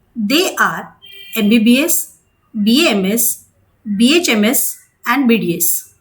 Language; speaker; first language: English; non-native, local second language; Marathi